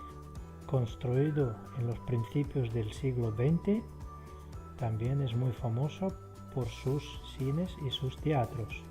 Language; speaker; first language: Spanish; non-native, fluent; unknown